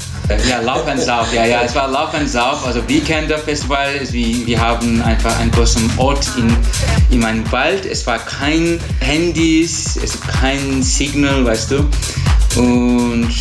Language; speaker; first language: German; non-native, learner; Turkish